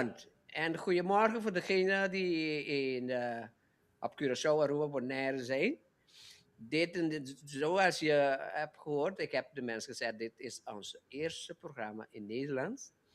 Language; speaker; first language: Dutch; non-native, local second language; Papiamento